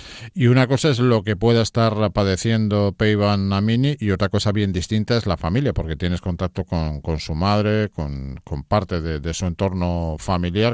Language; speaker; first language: Spanish; native; Spanish